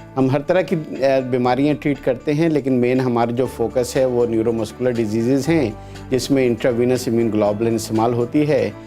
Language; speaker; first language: Urdu; native; Urdu